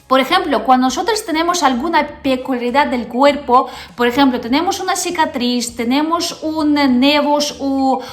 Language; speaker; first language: Spanish; non-native, fluent; Russian